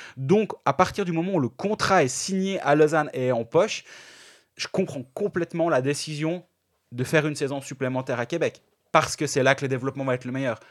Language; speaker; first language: French; native; French